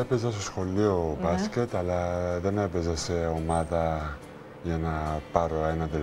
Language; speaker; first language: Greek; early bilingual, heritage; Greek